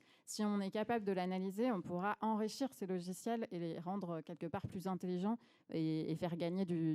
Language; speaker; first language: French; native; French